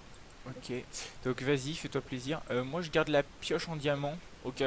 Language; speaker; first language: French; native; French